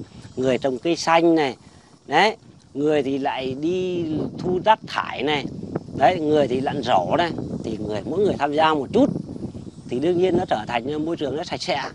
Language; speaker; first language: Vietnamese; native; Vietnamese